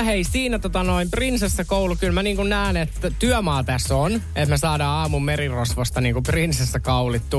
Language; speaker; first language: Finnish; native; Finnish